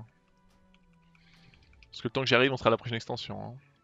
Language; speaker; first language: French; native; French